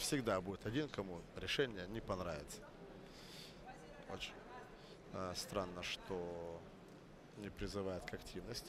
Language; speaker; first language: Russian; native; Russian